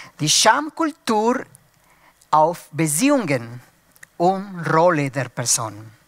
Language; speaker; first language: German; non-native, fluent; Spanish